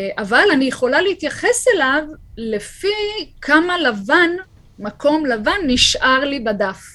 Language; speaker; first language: Hebrew; native; Hebrew